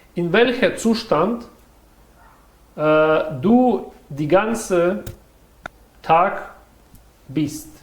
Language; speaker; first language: German; non-native, learner; Russian